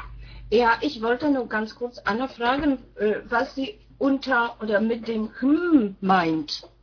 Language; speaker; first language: German; non-native, fluent; Polish